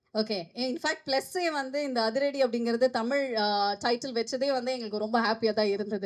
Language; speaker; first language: Tamil; native; Tamil